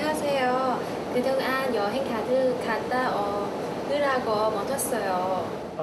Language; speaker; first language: Korean; non-native, learner; Cantonese